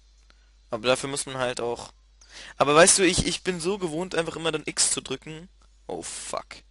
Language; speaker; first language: German; native; German